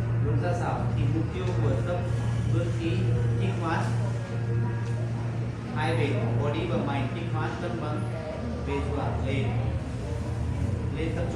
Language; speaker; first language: Vietnamese; non-native, learner; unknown